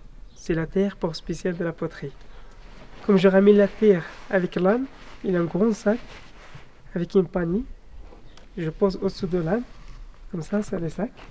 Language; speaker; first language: French; non-native, learner; Arabic